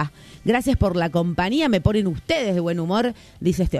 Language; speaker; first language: Spanish; native; Spanish